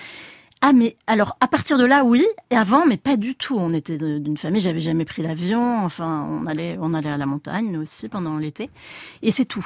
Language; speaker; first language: French; native; French